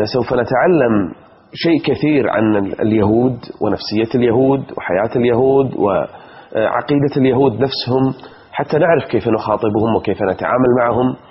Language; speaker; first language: Arabic; native; Arabic